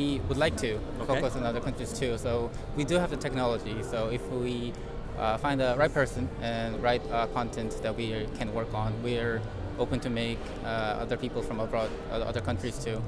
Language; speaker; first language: English; non-native, fluent; Korean